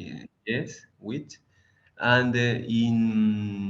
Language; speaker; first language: English; non-native, learner; Spanish